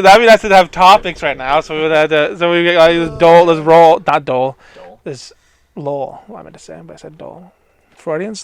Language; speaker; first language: English; native; English